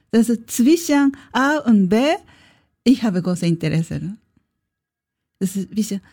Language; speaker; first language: German; non-native, learner; Japanese